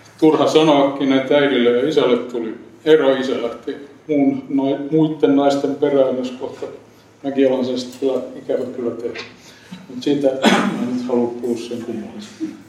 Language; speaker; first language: Finnish; native; Finnish